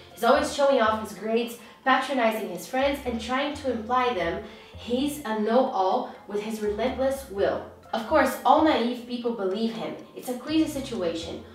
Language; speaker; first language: English; non-native, fluent; Portuguese